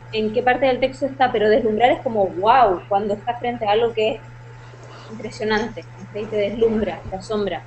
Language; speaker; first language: Spanish; native; Spanish